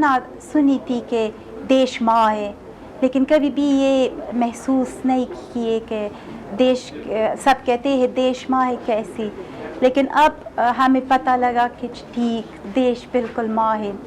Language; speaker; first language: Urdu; non-native, fluent; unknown